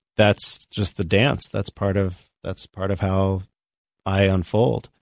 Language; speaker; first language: English; native; English